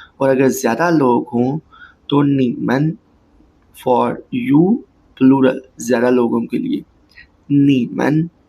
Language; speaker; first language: Urdu; native; Urdu